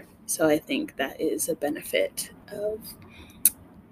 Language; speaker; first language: English; native; English